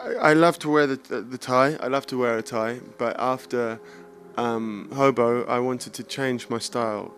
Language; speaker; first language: English; native; English